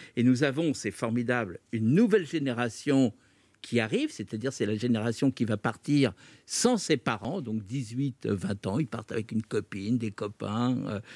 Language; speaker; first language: French; native; French